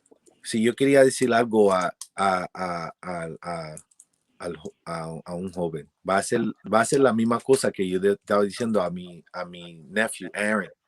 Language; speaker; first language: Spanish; early bilingual, heritage; English